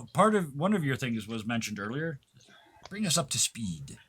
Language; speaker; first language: English; native; English